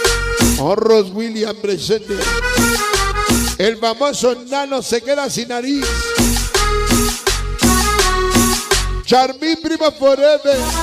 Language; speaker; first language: Spanish; native; Spanish